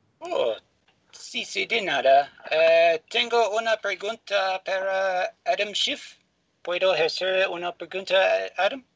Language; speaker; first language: Spanish; non-native, learner; English